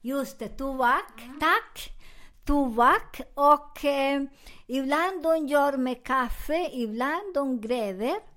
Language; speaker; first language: Swedish; non-native, learner; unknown